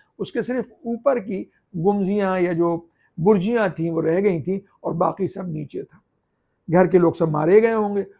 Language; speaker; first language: Urdu; native; Urdu